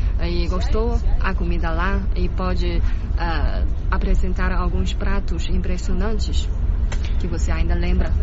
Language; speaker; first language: Portuguese; non-native, learner; Chinese